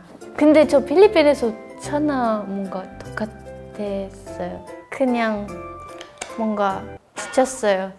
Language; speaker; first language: Korean; non-native, learner; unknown